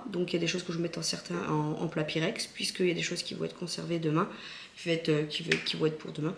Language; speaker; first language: French; native; French